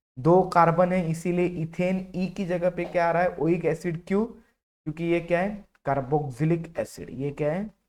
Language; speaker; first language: Hindi; non-native, local second language; Marathi